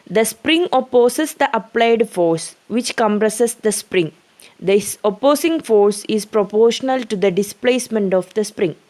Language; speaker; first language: English; non-native, local second language; Malayalam